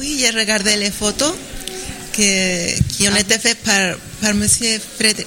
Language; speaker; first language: French; non-native, learner; Spanish